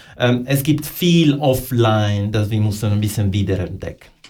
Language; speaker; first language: German; non-native, fluent; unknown